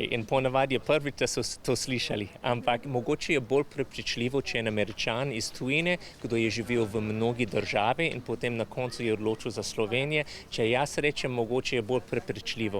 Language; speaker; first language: Slovenian; non-native, learner; English